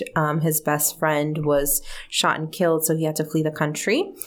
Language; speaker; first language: English; early bilingual, other home language; Spanish